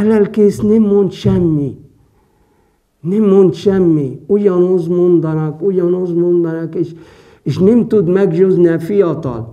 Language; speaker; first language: Hungarian; non-native, fluent; Arabic